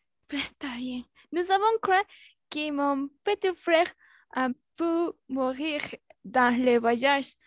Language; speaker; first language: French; non-native, learner; Spanish